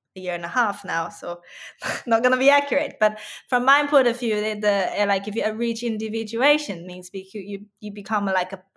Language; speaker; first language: English; non-native, fluent; Chinese